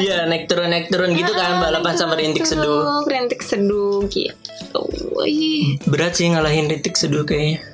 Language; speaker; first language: Indonesian; native; Indonesian